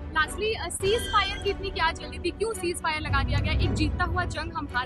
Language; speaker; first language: Hindi; native; Hindi